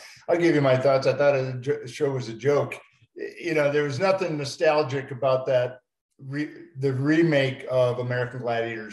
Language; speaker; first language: English; native; English